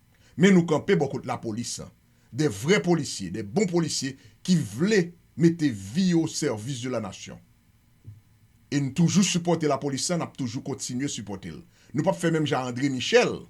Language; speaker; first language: Haitian Creole; native; Haitian Creole